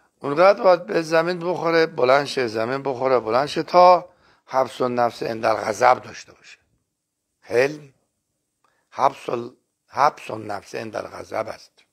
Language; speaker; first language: Persian; non-native, local second language; Azerbaijani